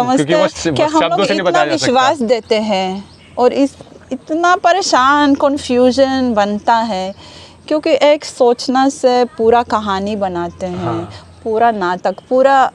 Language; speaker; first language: Hindi; non-native, learner; Hebrew